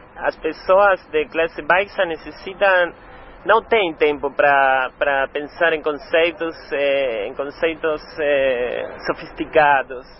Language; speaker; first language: Portuguese; non-native, learner; Spanish